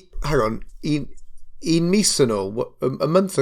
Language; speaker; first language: Welsh; non-native, local second language; English